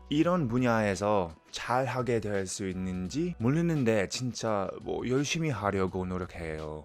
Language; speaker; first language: Korean; non-native, fluent; English